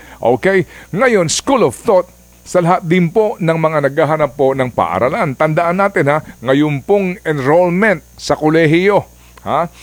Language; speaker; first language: Filipino; non-native, local second language; Waray